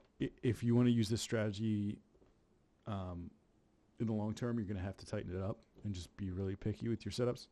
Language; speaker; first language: English; native; English